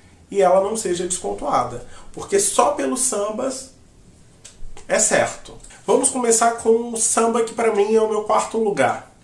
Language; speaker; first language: Portuguese; native; Portuguese